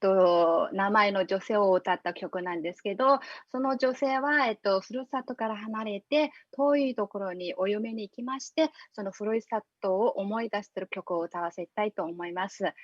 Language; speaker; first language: Japanese; non-native, fluent; Mongolian